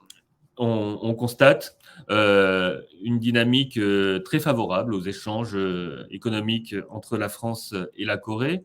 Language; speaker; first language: French; native; French